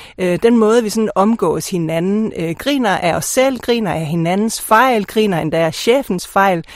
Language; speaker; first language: Danish; native; Danish